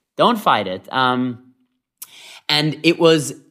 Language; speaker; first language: English; early bilingual, other home language; Hebrew